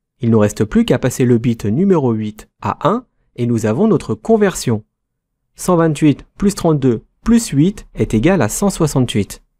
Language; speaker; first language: French; native; French